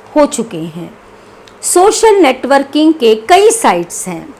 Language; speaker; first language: Hindi; non-native, local second language; Kannada